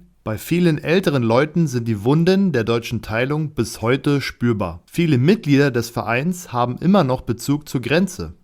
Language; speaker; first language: German; native; German